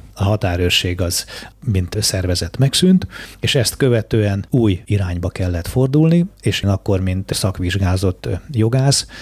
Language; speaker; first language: Hungarian; native; Hungarian